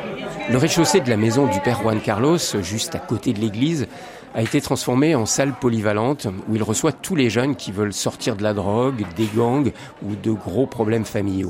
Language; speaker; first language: French; native; French